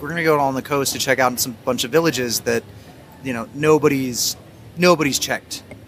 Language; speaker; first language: English; native; English